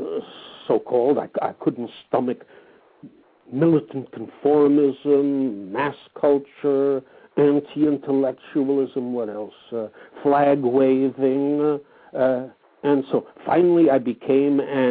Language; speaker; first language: English; native; English